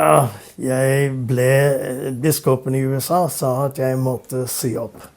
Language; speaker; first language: Norwegian; non-native, fluent; English